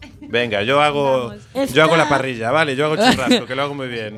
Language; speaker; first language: Spanish; native; Spanish